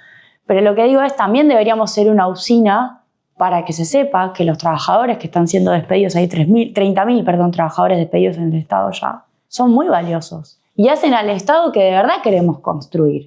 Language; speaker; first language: Spanish; native; Spanish